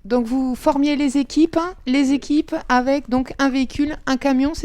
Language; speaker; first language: French; native; French